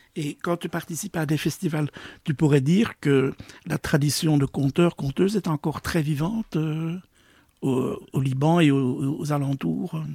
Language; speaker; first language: French; native; French